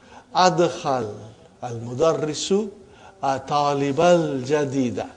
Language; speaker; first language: Arabic; non-native, fluent; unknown